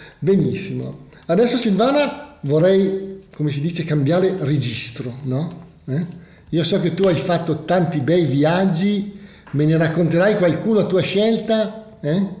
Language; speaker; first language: Italian; native; Italian